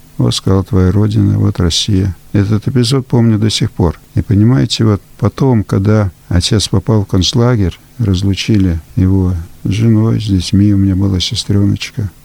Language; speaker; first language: Russian; early bilingual, heritage; Russian